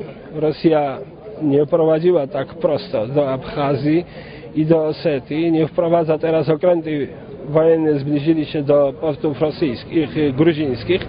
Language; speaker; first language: Polish; non-native, fluent; Georgian